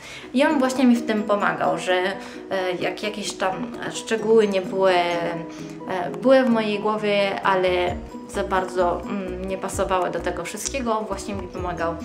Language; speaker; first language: Polish; early bilingual, heritage; Polish